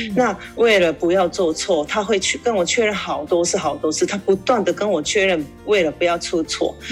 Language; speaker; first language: Chinese; non-native, fluent; Japanese